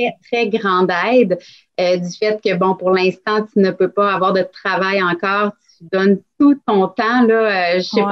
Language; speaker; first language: French; native; French